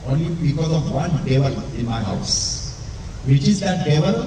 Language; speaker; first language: English; non-native, local second language; Marathi